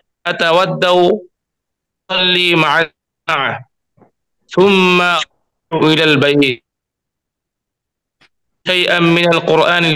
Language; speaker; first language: Arabic; non-native, learner; Bangla